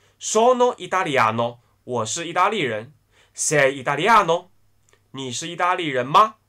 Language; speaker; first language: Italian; non-native, fluent; Chinese